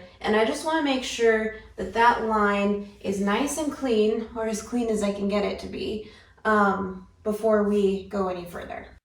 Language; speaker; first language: English; native; English